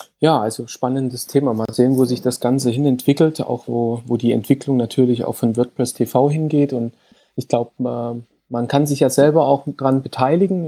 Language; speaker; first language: German; native; German